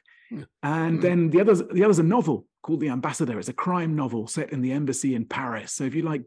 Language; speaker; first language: English; native; English